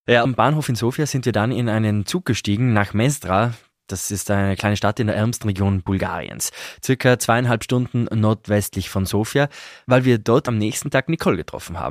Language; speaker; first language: German; native; German